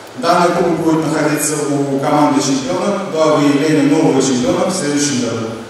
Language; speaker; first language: Russian; non-native, local second language; Uzbek